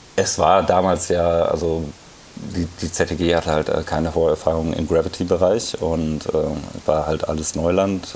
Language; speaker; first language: German; native; German